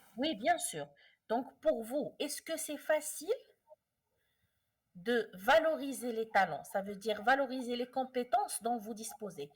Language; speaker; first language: French; non-native, local second language; Arabic